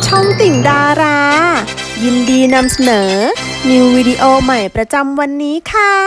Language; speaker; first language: Thai; native; Thai